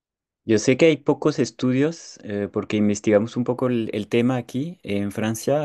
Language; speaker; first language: Spanish; non-native, fluent; French